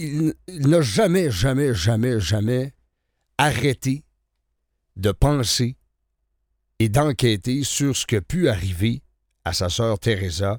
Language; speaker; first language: French; native; French